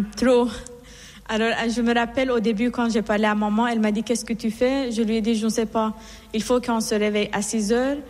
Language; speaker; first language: French; non-native, fluent; Assyrian Neo-Aramaic